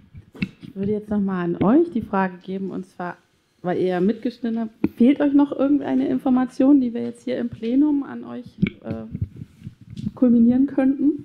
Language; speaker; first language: German; native; German